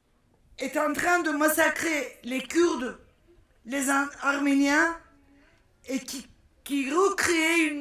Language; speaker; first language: French; non-native, fluent; Turkish